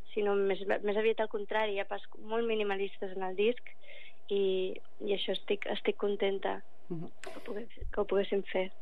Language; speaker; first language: Catalan; non-native, local second language; English